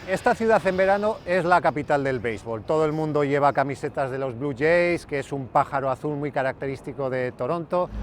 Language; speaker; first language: Spanish; native; Spanish